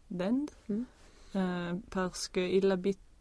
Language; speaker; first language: French; non-native, learner; Swedish